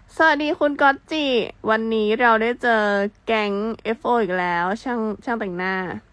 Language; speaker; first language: Thai; native; Thai